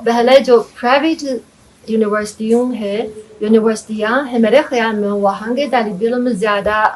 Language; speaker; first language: Hindi; non-native, fluent; Chinese